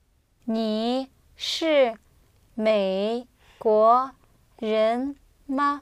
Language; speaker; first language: Chinese; non-native, learner; English